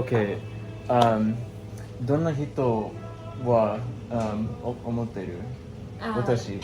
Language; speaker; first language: Japanese; non-native, learner; English